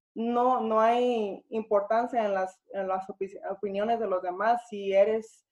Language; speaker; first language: Spanish; early bilingual, other home language; English